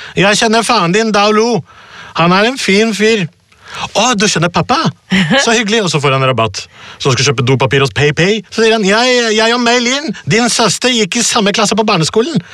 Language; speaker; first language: Norwegian; early bilingual, other home language; Urdu